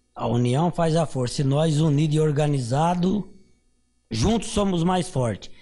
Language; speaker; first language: Portuguese; native; Portuguese